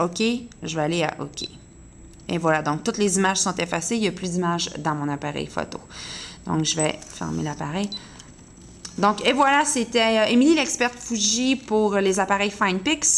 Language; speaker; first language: French; native; French